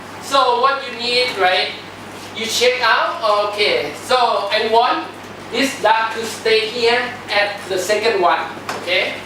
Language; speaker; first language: English; non-native, fluent; Thai